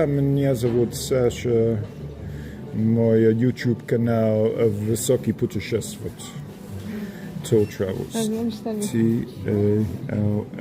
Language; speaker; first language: Russian; non-native, learner; English